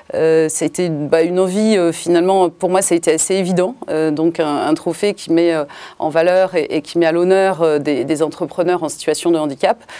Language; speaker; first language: French; native; French